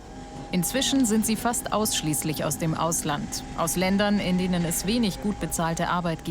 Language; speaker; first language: German; native; German